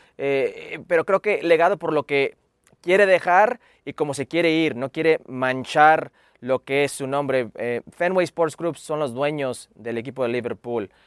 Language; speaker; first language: Spanish; early bilingual, heritage; Spanish